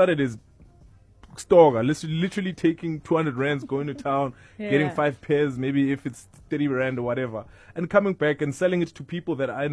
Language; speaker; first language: English; non-native, local second language; Zulu